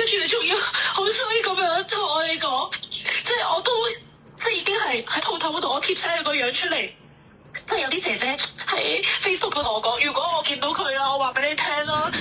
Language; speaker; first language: Cantonese; native; Cantonese